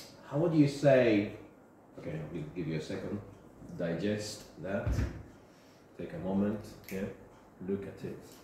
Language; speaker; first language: English; non-native, fluent; Spanish